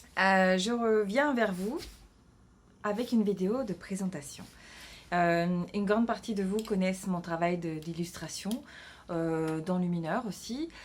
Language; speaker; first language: French; non-native, fluent; Italian